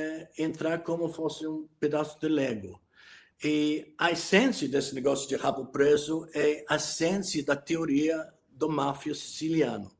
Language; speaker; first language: Portuguese; non-native, fluent; English